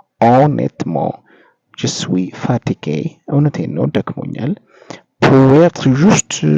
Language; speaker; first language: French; non-native, fluent; Amharic